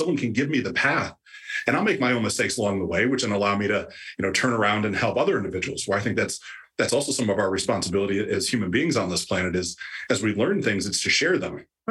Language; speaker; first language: English; native; English